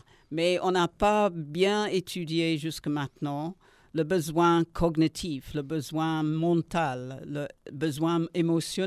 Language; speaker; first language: French; non-native, learner; English